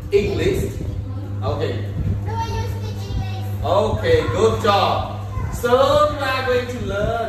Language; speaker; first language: English; non-native, learner; Khmer